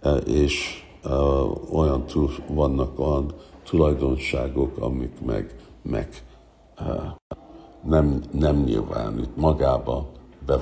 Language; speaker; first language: Hungarian; early bilingual, heritage; Hungarian